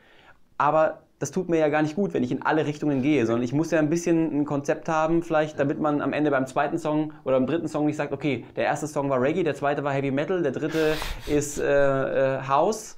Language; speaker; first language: German; native; German